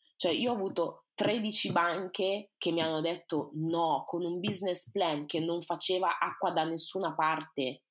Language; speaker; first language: Italian; early bilingual, other home language; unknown